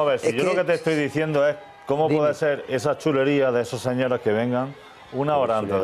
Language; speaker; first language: Spanish; native; Spanish